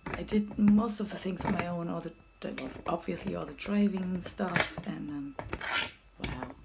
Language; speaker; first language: English; non-native, fluent; German